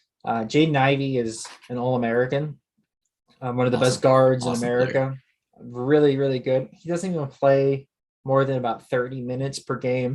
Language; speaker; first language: English; native; English